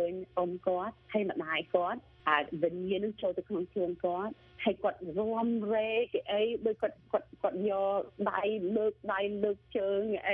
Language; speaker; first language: Khmer; early bilingual, heritage; Khmer